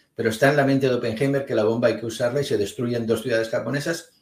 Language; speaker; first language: Spanish; native; Spanish